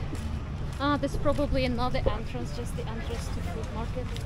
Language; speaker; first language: English; non-native, fluent; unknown